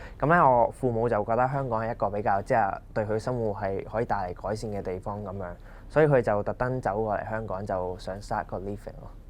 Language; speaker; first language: Cantonese; non-native, local second language; Punjabi